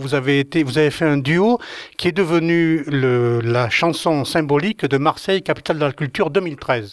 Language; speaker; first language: French; native; French